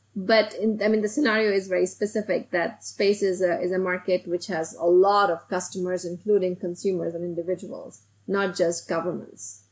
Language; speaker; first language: English; non-native, local second language; Hindi